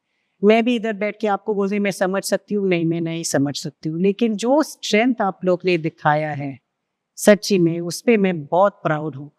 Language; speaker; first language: Hindi; non-native, local second language; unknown